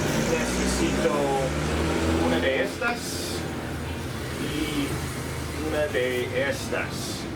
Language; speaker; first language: Spanish; non-native, learner; English